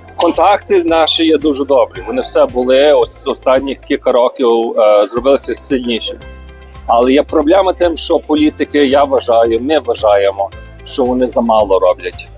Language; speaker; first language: Ukrainian; early bilingual, heritage; Ukrainian